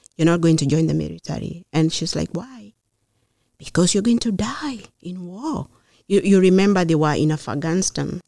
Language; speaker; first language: English; non-native, local second language; Kikuyu